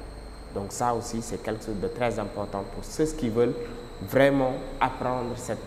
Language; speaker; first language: French; non-native, local second language; Wolof